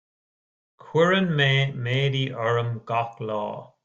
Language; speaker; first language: Irish; non-native, learner; English